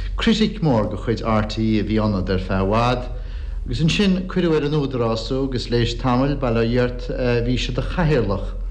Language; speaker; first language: Irish; native; Irish